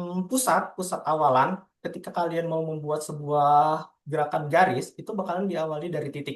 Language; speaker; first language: Indonesian; native; Indonesian